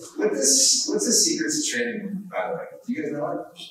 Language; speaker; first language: English; native; English